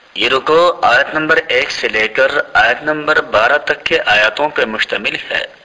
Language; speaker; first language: Urdu; native; Urdu